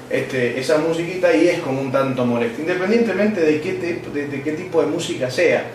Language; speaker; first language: Spanish; native; Spanish